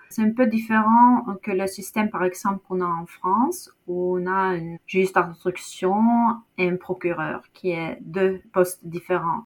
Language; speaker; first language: French; non-native, fluent; Norwegian